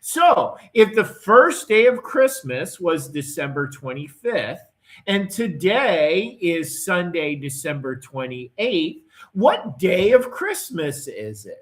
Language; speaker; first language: English; native; English